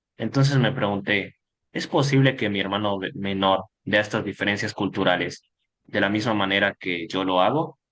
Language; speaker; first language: Spanish; early bilingual, other home language; Cantonese